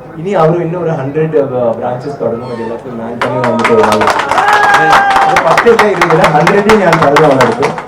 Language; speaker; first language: Malayalam; non-native, learner; Tamil